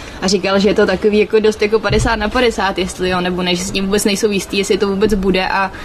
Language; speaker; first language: Czech; native; Czech